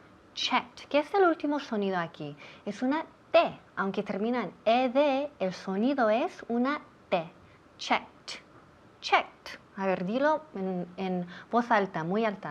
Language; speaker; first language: Spanish; non-native, fluent; English